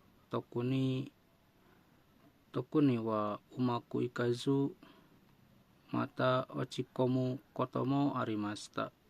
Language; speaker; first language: Japanese; non-native, learner; Indonesian